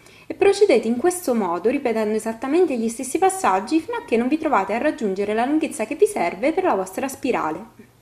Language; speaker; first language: Italian; native; Italian